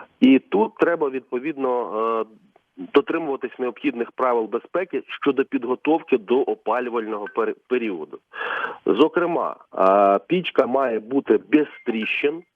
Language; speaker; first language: Ukrainian; native; Ukrainian